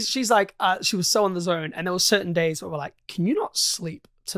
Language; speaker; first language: English; native; English